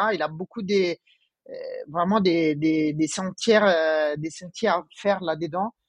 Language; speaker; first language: French; non-native, fluent; Italian